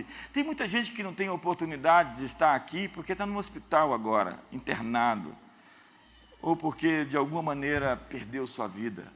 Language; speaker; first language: Portuguese; native; Portuguese